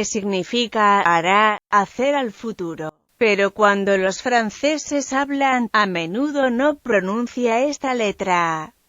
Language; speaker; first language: Spanish; non-native, fluent; French